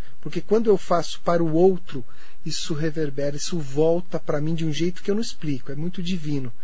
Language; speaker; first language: Portuguese; native; Portuguese